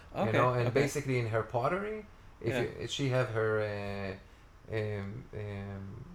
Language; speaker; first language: English; non-native, fluent; Hebrew